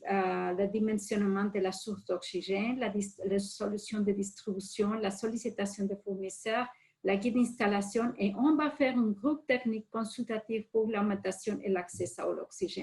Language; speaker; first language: French; non-native, fluent; Spanish